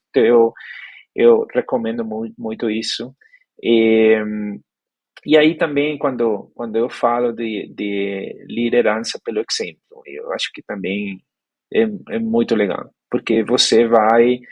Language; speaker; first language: Portuguese; non-native, fluent; Spanish